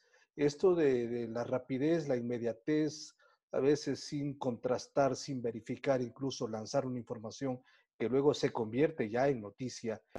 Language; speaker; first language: Spanish; native; Spanish